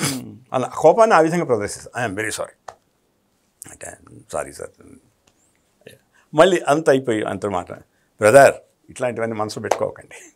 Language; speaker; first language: Telugu; native; Telugu